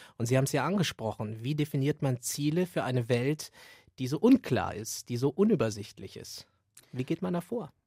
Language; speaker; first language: German; native; German